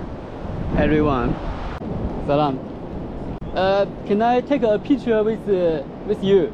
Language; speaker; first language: English; non-native, learner; Chinese